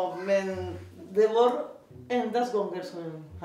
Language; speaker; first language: Swedish; non-native, learner; Spanish